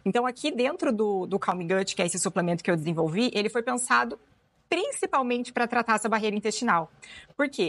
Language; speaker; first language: Portuguese; native; Portuguese